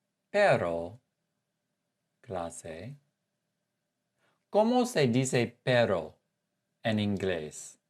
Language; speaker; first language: Spanish; non-native, fluent; English